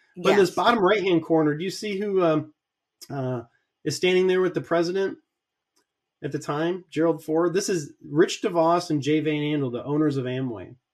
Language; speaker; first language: English; native; English